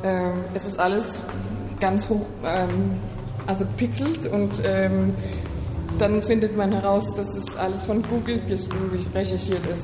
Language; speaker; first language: German; non-native, fluent; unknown